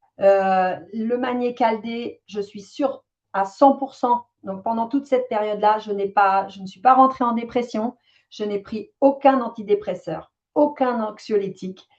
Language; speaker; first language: French; native; French